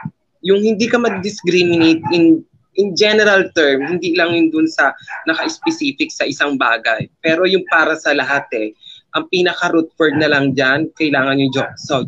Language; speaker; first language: English; non-native, local second language; Filipino